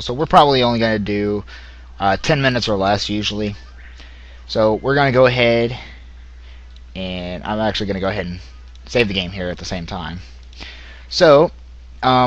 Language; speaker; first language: English; native; English